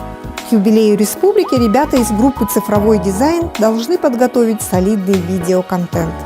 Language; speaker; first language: Russian; native; Russian